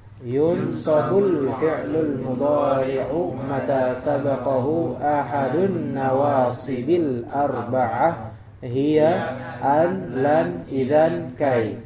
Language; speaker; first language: Arabic; non-native, learner; Indonesian